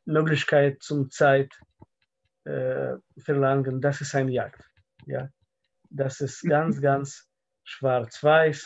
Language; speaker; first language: German; non-native, fluent; Russian